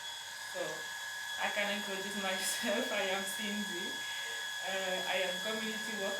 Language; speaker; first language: English; non-native, learner; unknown